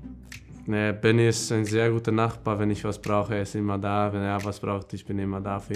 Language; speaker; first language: German; non-native, fluent; Hungarian